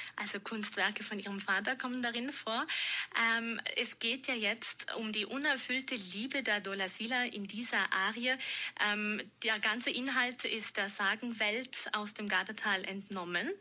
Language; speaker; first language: German; native; German